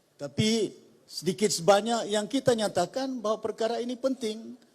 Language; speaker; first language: Malay; native; Malay